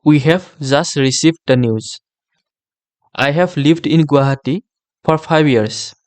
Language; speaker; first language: English; non-native, local second language; Assamese